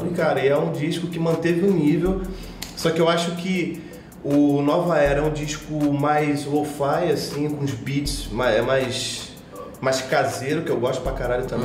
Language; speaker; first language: Portuguese; native; Portuguese